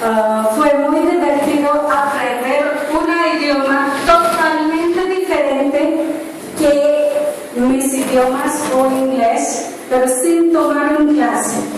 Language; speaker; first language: Spanish; non-native, learner; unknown